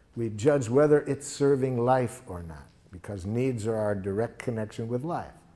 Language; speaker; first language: English; native; English